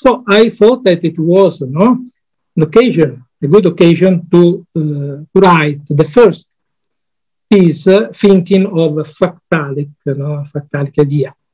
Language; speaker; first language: English; non-native, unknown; Italian